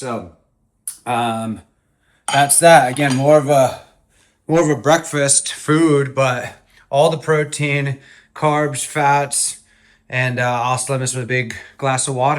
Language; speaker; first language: English; native; English